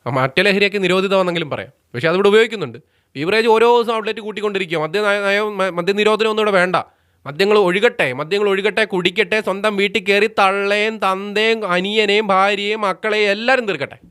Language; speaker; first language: Malayalam; native; Malayalam